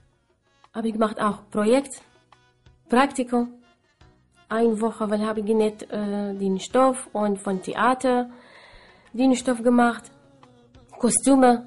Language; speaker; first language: German; non-native, learner; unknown